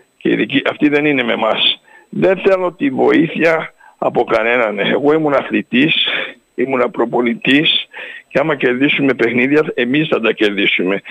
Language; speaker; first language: Greek; early bilingual, heritage; Greek